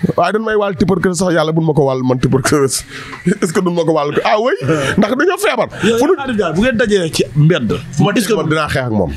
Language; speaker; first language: Wolof; native; Wolof